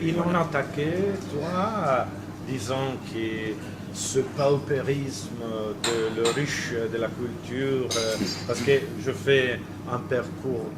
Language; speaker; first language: French; non-native, fluent; Italian